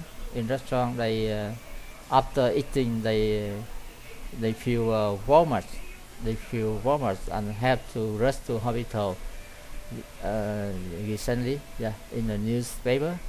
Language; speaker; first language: English; non-native, learner; Vietnamese